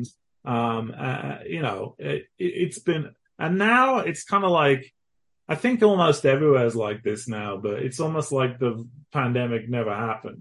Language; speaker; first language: English; native; English